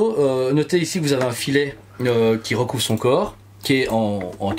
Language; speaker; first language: French; native; French